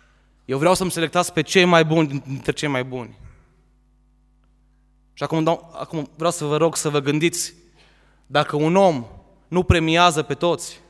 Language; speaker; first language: Romanian; native; Romanian